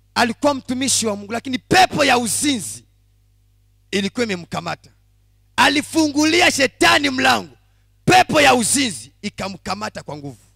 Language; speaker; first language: Swahili; native; Swahili